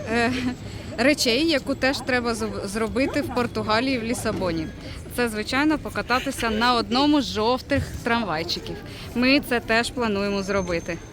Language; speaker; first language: Ukrainian; non-native, local second language; Russian